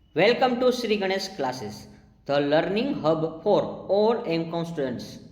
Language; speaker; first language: English; non-native, local second language; Gujarati